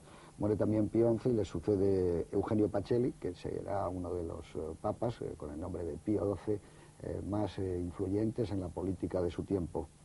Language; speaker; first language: Spanish; native; Spanish